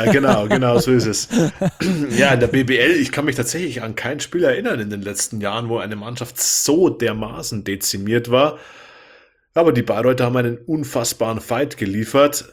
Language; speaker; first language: German; native; German